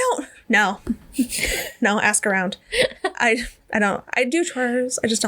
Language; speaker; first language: English; native; English